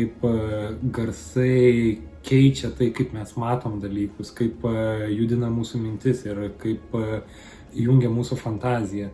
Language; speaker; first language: Lithuanian; native; Lithuanian